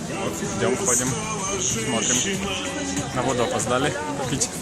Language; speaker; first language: Russian; native; Russian